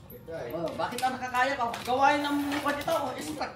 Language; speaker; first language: Filipino; native; Filipino